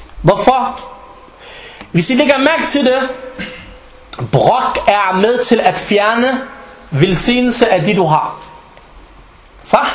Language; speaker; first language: Danish; non-native, fluent; Arabic